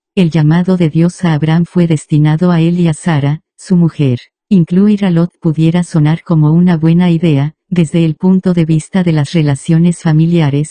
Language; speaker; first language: Spanish; native; Spanish